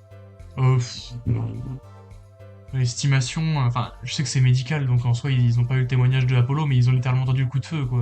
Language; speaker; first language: French; native; French